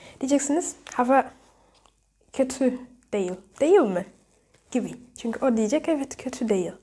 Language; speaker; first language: Turkish; non-native, fluent; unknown